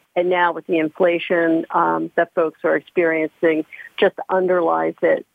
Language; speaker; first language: English; native; English